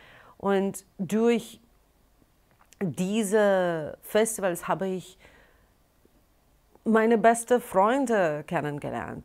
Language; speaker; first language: German; non-native, fluent; Russian